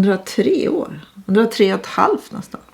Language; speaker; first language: Swedish; native; Swedish